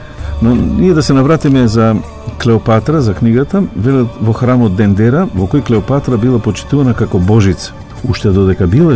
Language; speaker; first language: Macedonian; native; Macedonian